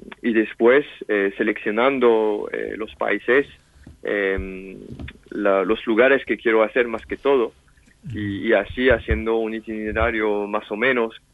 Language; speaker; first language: Spanish; non-native, fluent; French